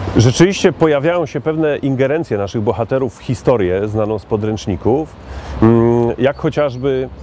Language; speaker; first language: Polish; native; Polish